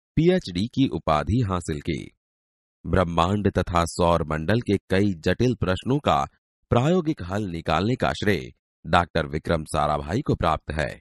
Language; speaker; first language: Hindi; non-native, local second language; Gujarati